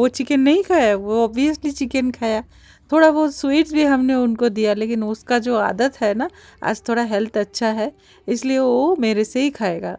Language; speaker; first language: Hindi; non-native, local second language; Bangla